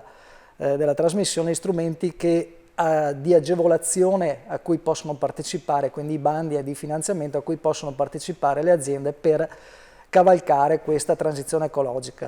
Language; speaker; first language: Italian; native; Italian